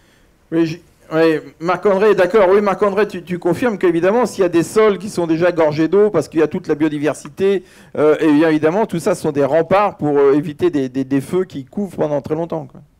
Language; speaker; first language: French; native; French